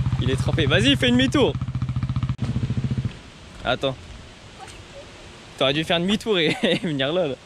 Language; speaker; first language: French; native; French